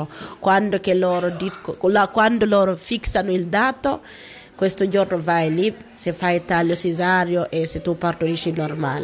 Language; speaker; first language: Italian; non-native, learner; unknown